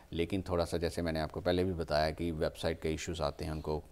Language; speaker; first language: Hindi; native; Hindi